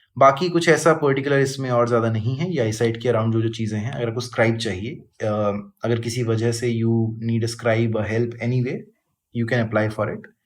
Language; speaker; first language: Hindi; native; Hindi